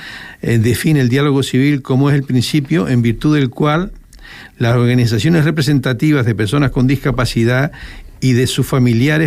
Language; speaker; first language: Spanish; native; Spanish